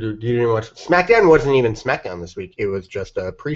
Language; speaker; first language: English; native; English